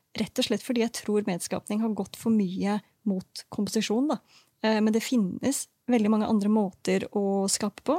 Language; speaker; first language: Norwegian; native; Norwegian